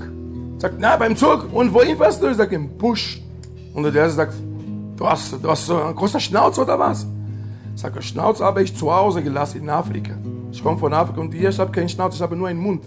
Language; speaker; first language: German; non-native, learner; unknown